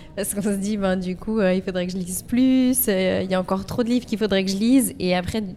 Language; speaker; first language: French; native; French